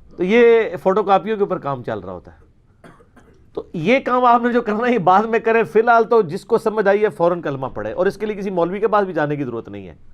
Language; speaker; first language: Urdu; non-native, local second language; Punjabi